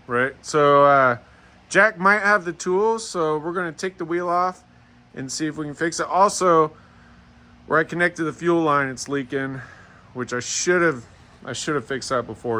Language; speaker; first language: English; native; English